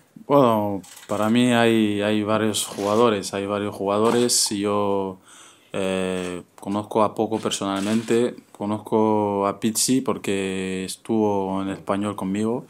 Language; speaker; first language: Spanish; non-native, fluent; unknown